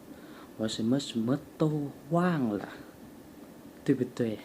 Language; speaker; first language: Chinese; non-native, learner; Lao